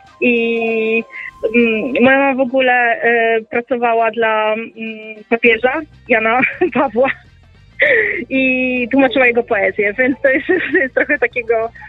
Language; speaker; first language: Polish; early bilingual, heritage; Polish